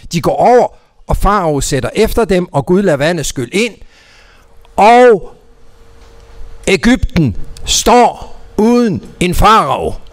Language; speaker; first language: Danish; native; Danish